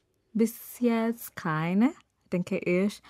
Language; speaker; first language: German; non-native, learner; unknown